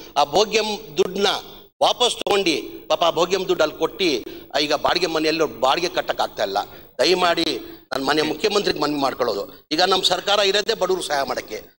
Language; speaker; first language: Kannada; non-native, local second language; Urdu